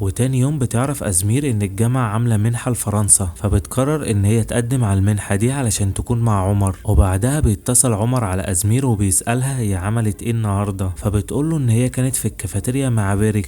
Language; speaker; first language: Arabic; native; Arabic